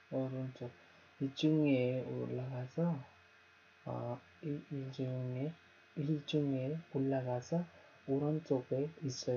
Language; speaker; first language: Korean; non-native, learner; Nepali